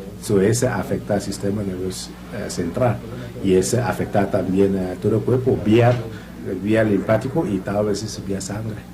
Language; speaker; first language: Spanish; non-native, learner; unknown